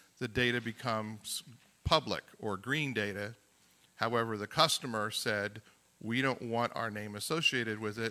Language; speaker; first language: English; native; English